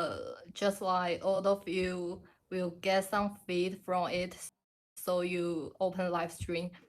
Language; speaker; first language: English; non-native, learner; Chinese